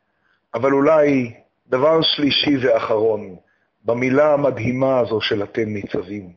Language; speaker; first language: Hebrew; native; Hebrew